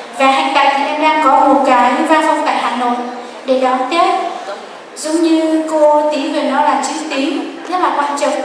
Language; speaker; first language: Vietnamese; non-native, local second language; Hmong